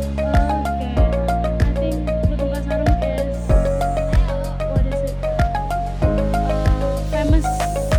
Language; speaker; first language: English; non-native, learner; Indonesian